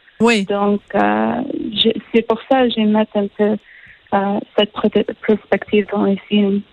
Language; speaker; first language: French; non-native, learner; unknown